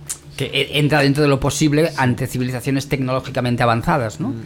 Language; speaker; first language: Spanish; native; Spanish